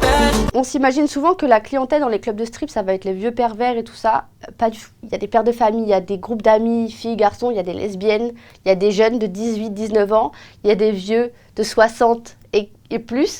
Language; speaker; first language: French; native; French